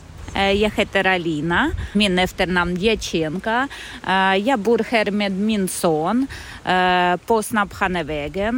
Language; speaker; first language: Swedish; non-native, learner; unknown